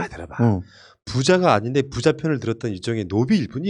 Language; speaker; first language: Korean; native; Korean